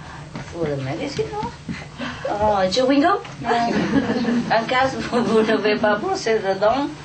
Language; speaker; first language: French; non-native, learner; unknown